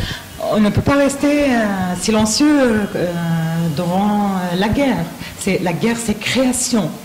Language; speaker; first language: French; non-native, learner; Arabic